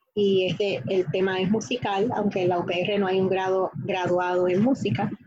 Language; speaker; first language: Spanish; native; Spanish